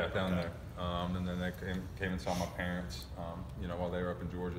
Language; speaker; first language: English; native; English